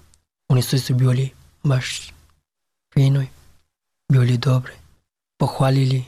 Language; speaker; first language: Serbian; non-native, learner; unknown